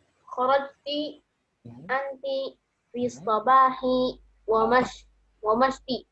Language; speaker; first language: Arabic; non-native, learner; Indonesian